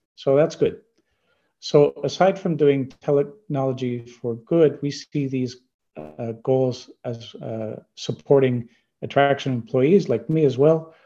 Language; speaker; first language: English; native; English